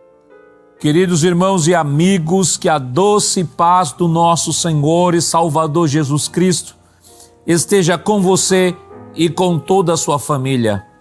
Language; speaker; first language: Portuguese; native; Portuguese